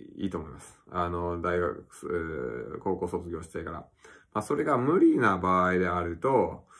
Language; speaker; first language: Japanese; early bilingual, other home language; English